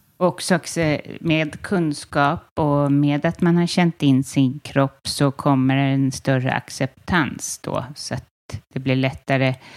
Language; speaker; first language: Swedish; native; Swedish